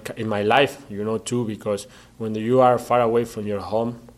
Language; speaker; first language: English; non-native, learner; Spanish